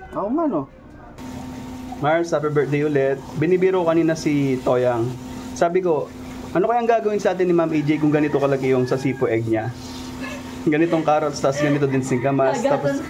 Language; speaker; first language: Filipino; non-native, local second language; Pampanga